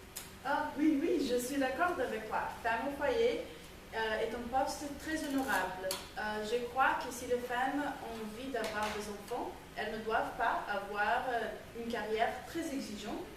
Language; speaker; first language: French; non-native, learner; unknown